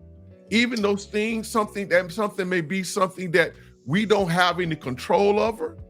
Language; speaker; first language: English; native; English